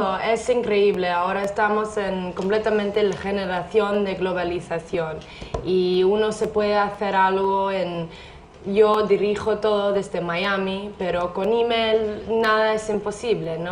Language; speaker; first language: Spanish; non-native, fluent; English